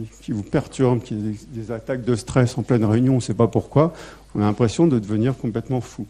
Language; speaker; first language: French; native; French